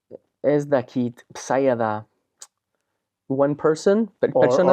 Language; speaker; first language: Basque; non-native, learner; English